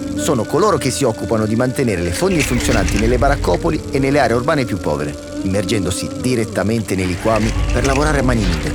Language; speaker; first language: Italian; native; Italian